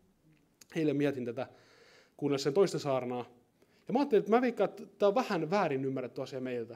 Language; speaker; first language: Finnish; native; Finnish